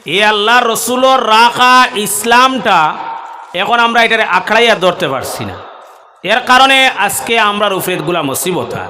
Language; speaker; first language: Bangla; non-native, local second language; Sylheti